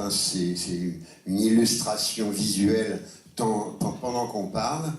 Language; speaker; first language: French; native; French